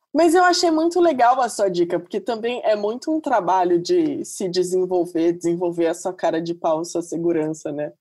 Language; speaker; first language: Portuguese; native; Portuguese